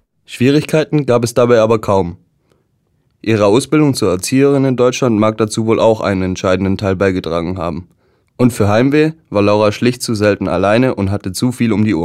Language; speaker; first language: German; native; German